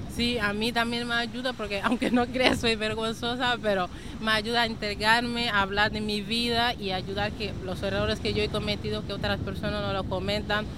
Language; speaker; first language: Spanish; early bilingual, other home language; Wolof